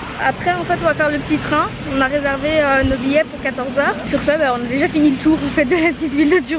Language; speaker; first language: French; native; French